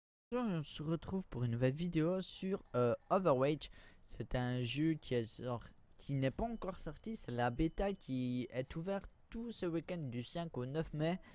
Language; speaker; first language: French; native; French